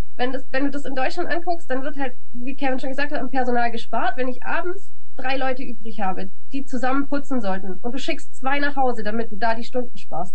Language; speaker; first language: German; native; German